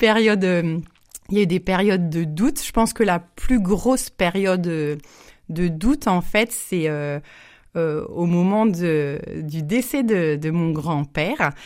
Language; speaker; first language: French; native; French